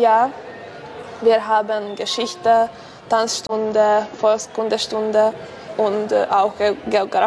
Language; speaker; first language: German; non-native, local second language; Hungarian